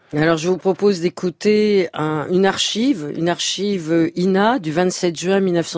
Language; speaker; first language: French; native; French